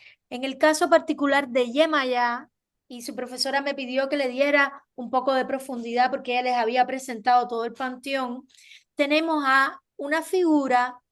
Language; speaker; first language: Spanish; native; Spanish